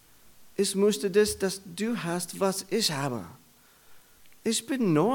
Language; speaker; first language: German; non-native, learner; English